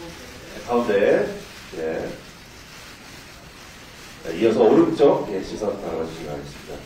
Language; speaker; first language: Korean; native; Korean